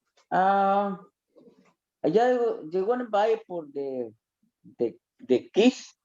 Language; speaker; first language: English; non-native, learner; Spanish